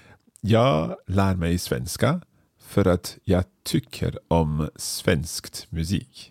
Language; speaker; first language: Swedish; non-native, learner; English